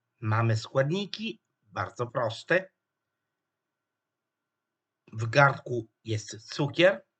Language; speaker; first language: Polish; non-native, fluent; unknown